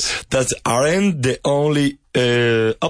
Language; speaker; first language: English; non-native, learner; Spanish